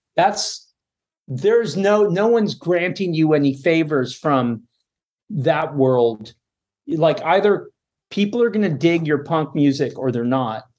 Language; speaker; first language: English; native; English